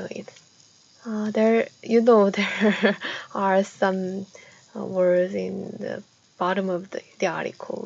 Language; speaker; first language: English; non-native, fluent; Korean